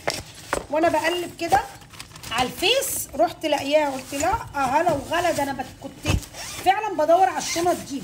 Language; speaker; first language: Arabic; native; Arabic